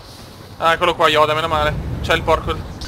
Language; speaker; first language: Italian; native; Italian